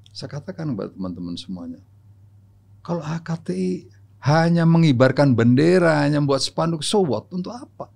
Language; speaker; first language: Indonesian; non-native, local second language; Javanese